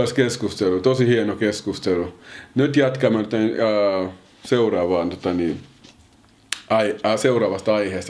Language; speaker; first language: Finnish; early bilingual, other home language; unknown